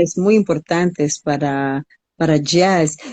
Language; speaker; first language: Spanish; non-native, learner; English